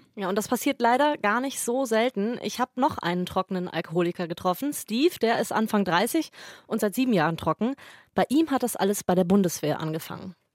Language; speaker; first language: German; native; German